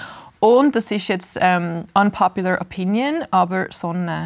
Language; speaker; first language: German; early bilingual, heritage; English